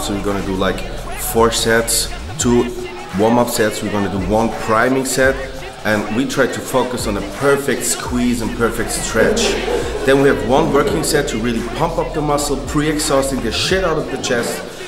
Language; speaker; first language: English; non-native, fluent; German